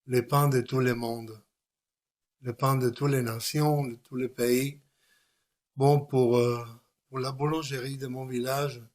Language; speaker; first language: French; non-native, fluent; Spanish